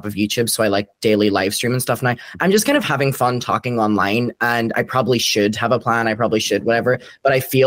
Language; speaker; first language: English; native; English